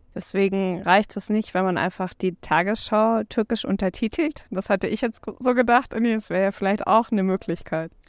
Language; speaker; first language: German; native; German